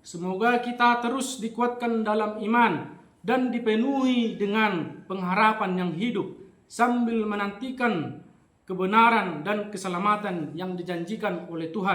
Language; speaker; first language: Indonesian; native; Indonesian